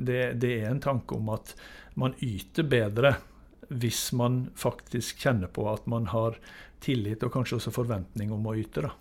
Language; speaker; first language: Norwegian; native; Norwegian